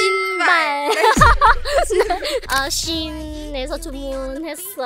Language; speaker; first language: Korean; non-native, learner; Vietnamese